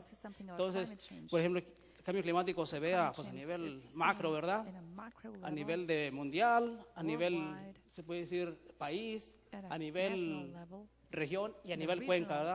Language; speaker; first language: Spanish; native; Spanish